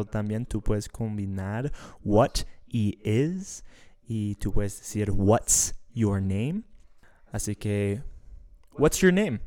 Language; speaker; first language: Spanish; non-native, fluent; English